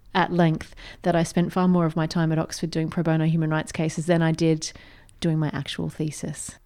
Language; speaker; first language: English; native; English